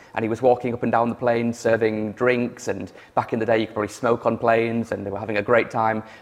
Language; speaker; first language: English; native; English